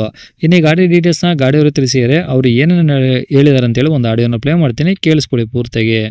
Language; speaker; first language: Kannada; native; Kannada